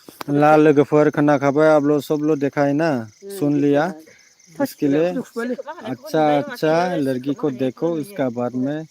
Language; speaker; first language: Hindi; non-native, local second language; Bodo